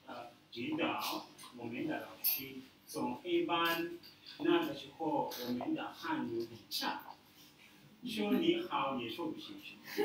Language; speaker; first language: Chinese; non-native, learner; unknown